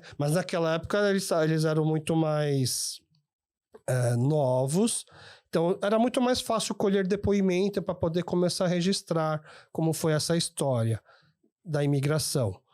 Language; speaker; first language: Portuguese; early bilingual, other home language; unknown